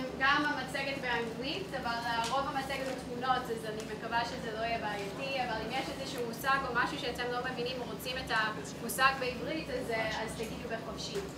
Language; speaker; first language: Hebrew; non-native, fluent; English